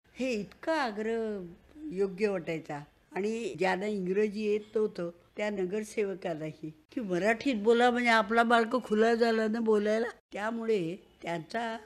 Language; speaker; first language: Marathi; native; Marathi